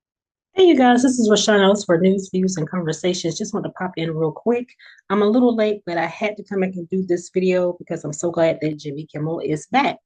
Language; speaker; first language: English; native; English